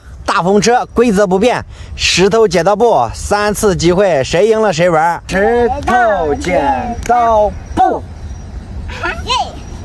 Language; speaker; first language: Chinese; native; Chinese